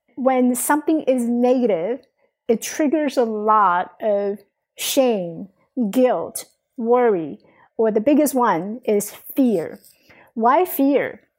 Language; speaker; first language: English; non-native, fluent; Chinese